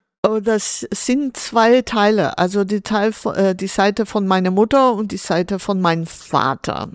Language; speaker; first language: German; non-native, fluent; Portuguese